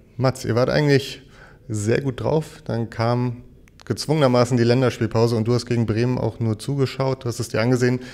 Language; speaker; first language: German; native; German